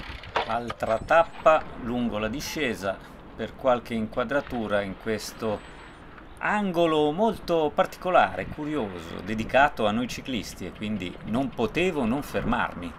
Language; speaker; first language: Italian; native; Italian